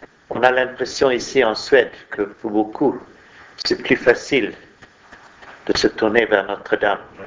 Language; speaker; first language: French; non-native, fluent; Swedish